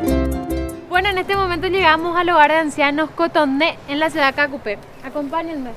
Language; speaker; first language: Spanish; native; Spanish